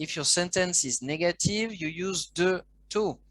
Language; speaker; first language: English; non-native, learner; French